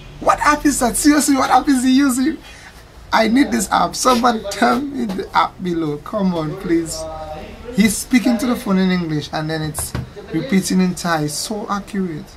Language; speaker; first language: English; non-native, fluent; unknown